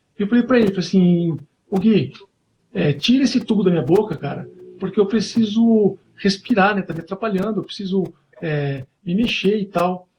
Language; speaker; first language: Portuguese; native; Portuguese